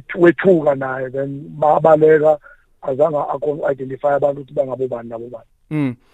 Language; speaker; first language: Zulu; native; Zulu